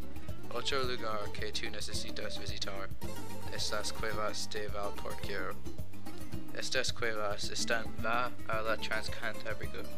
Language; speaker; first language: Spanish; non-native, learner; English